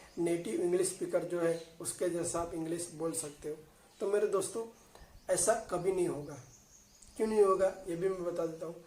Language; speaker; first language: Hindi; non-native, local second language; Gujarati